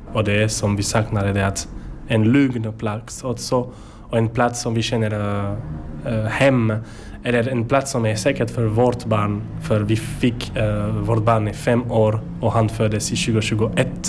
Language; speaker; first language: Swedish; non-native, learner; French